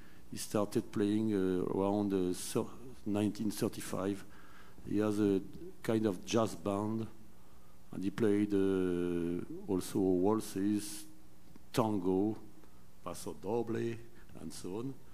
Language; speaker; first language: English; non-native, fluent; French